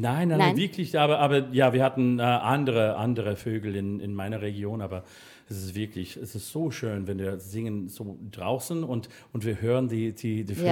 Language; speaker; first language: German; non-native, learner; English